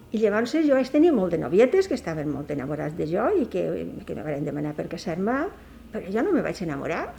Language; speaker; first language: Catalan; native; Catalan